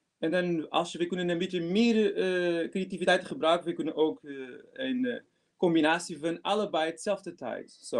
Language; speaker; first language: Dutch; non-native, learner; Portuguese